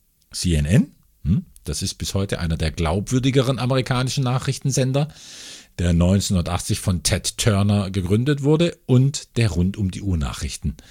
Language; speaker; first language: German; native; German